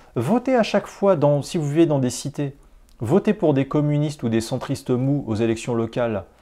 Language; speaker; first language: French; native; French